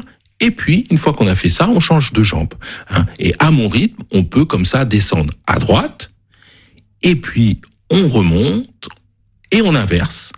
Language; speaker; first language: French; native; French